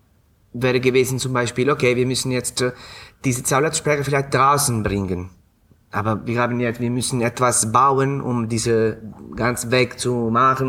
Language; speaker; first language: German; non-native, fluent; Italian